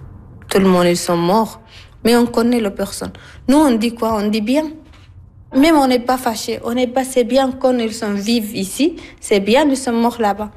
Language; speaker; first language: French; non-native, learner; Arabic